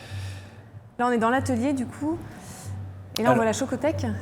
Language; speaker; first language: French; native; French